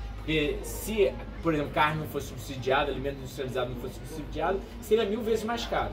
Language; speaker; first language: Portuguese; native; Portuguese